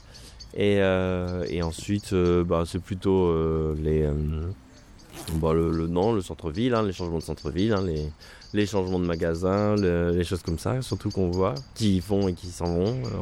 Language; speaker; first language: French; native; French